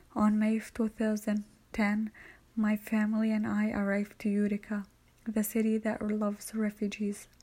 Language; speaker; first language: English; non-native, fluent; Arabic